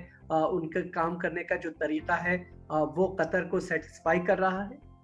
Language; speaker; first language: Hindi; native; Hindi